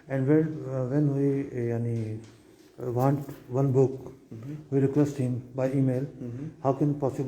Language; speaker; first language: English; non-native, learner; Urdu